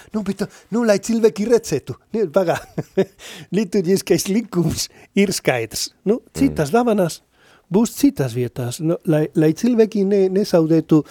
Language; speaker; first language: Latvian; non-native, fluent; Spanish